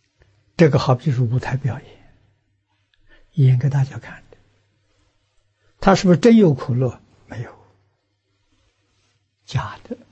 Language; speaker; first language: Chinese; native; Chinese